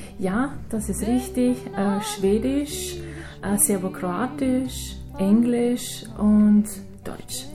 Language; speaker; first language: German; non-native, fluent; Croatian